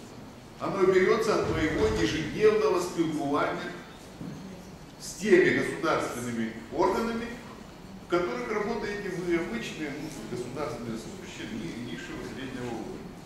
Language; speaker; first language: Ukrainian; non-native, local second language; Russian